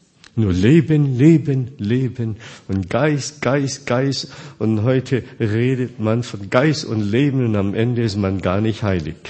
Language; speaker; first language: German; non-native, fluent; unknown